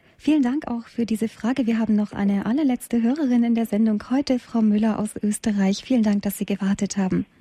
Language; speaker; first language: German; native; German